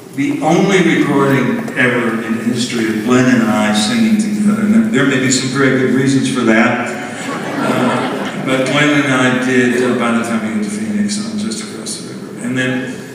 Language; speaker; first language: English; native; English